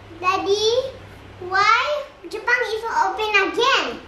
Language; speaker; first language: English; non-native, learner; Indonesian